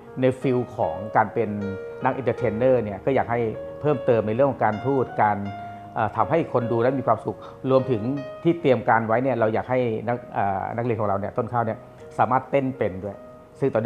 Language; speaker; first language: Thai; native; Thai